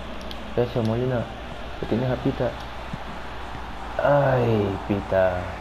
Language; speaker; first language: Spanish; native; Spanish